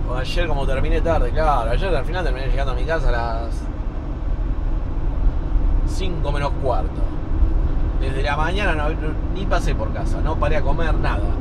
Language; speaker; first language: Spanish; native; Spanish